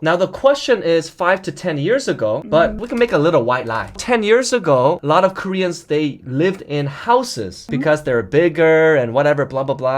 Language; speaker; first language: English; early bilingual, other home language; Korean